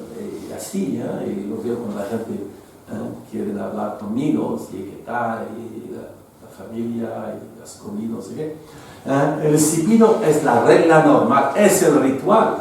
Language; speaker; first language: Spanish; non-native, fluent; French